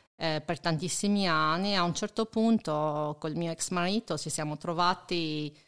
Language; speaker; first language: Italian; non-native, fluent; Albanian